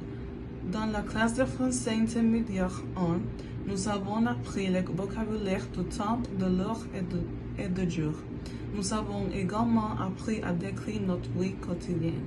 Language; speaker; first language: French; non-native, learner; Spanish